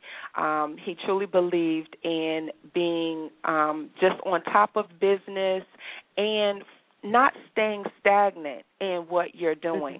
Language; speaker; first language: English; native; English